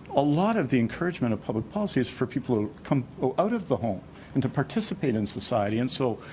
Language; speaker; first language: English; native; English